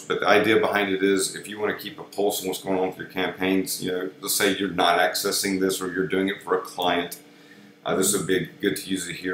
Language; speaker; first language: English; native; English